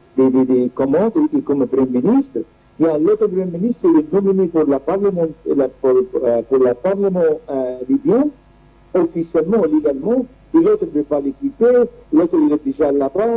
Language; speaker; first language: French; non-native, learner; Arabic